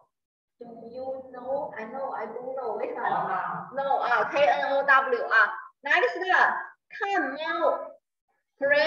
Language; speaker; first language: English; non-native, learner; Chinese